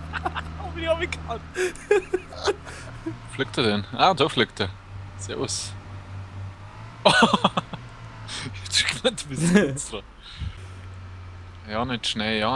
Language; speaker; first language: German; native; German